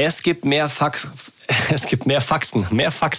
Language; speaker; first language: German; native; German